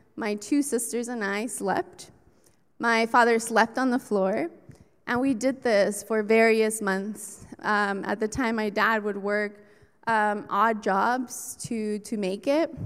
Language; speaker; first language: English; early bilingual, other home language; Spanish